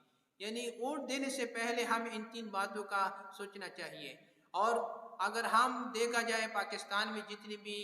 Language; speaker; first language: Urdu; non-native, local second language; Pashto